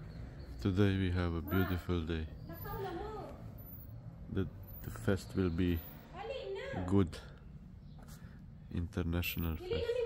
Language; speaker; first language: English; non-native, learner; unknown